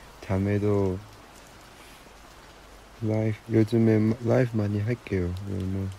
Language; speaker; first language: Korean; non-native, learner; Chinese